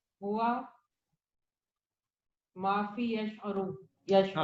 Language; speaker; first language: Arabic; non-native, learner; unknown